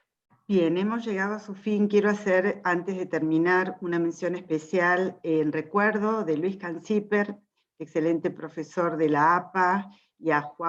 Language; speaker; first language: Spanish; native; Spanish